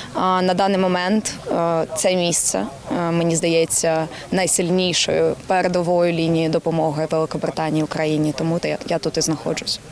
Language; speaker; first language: Ukrainian; native; Ukrainian